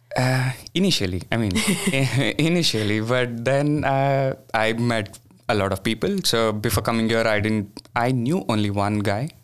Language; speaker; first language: English; non-native, local second language; Kannada